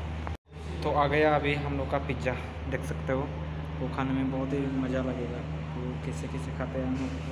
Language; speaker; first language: Hindi; non-native, local second language; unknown